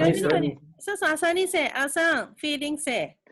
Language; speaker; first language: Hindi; non-native, fluent; Japanese